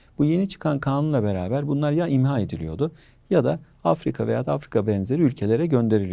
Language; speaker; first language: Turkish; native; Turkish